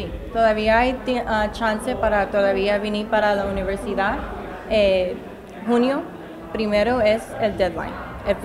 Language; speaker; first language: Spanish; early bilingual, heritage; Spanish